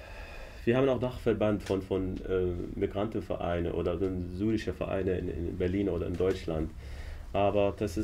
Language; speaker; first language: German; non-native, learner; Arabic